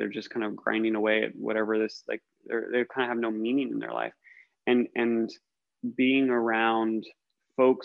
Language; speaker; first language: English; native; English